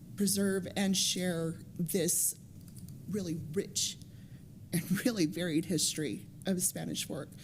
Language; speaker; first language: English; native; English